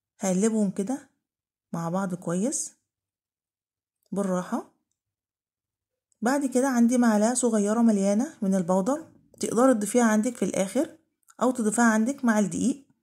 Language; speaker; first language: Arabic; native; Arabic